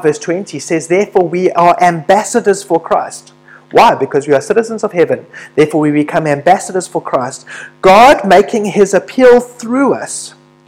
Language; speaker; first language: English; native; English